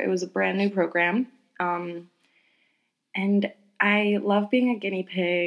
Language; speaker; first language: English; native; English